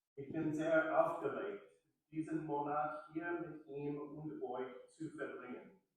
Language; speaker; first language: German; non-native, learner; English